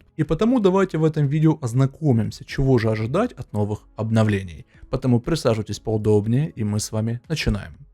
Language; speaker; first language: Russian; native; Russian